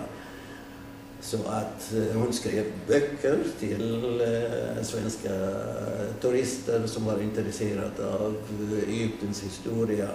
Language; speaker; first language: Swedish; non-native, fluent; Arabic